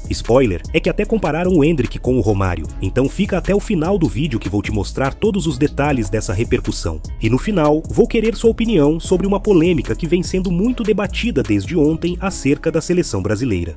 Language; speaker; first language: Portuguese; native; Portuguese